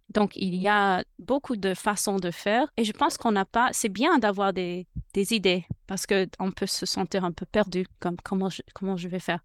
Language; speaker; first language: French; non-native, fluent; English